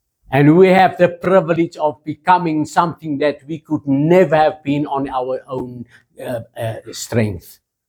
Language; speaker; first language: English; non-native, local second language; Afrikaans